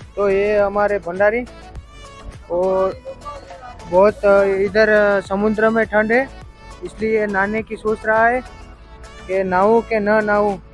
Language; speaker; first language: Hindi; non-native, local second language; Gujarati